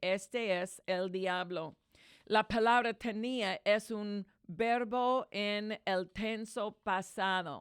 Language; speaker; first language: Spanish; non-native, fluent; English